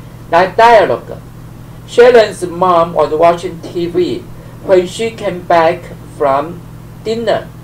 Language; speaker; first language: English; non-native, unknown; Chinese